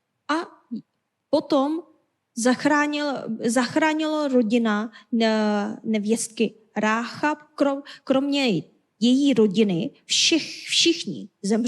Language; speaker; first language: Czech; non-native, fluent; Korean